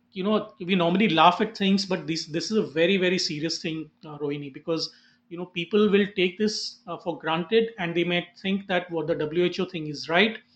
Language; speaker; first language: Hindi; non-native, local second language; Marathi